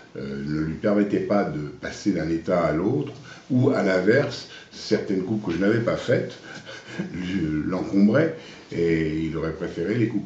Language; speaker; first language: French; native; French